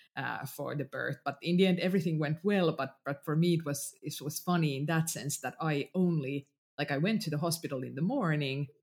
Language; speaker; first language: English; non-native, fluent; Finnish